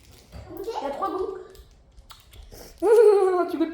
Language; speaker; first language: French; native; French